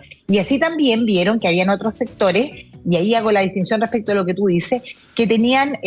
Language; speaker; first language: Spanish; native; Spanish